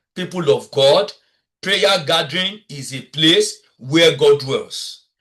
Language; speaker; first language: English; non-native, local second language; Yoruba